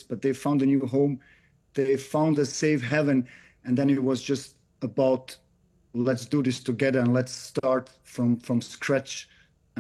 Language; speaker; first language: English; non-native, fluent; German